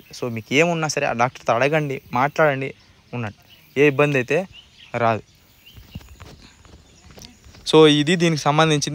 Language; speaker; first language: Telugu; native; Telugu